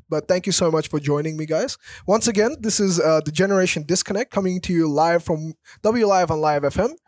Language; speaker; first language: English; early bilingual, other home language; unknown